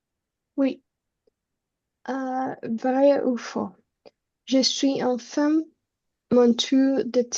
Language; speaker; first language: French; non-native, learner; Spanish